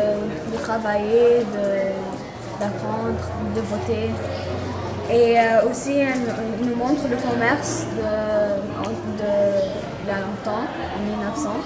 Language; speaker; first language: French; non-native, fluent; Arabic